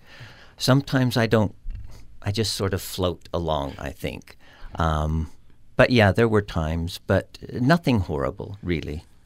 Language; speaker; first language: English; native; English